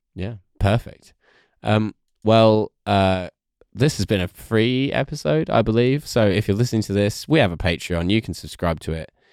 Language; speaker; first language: English; native; English